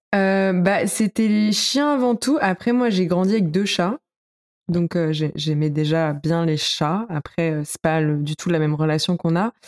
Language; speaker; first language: French; native; French